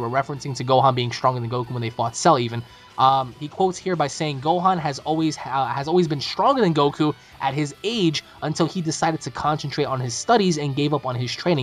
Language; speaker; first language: English; native; English